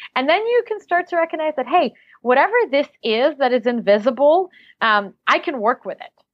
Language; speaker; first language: English; early bilingual, other home language; Russian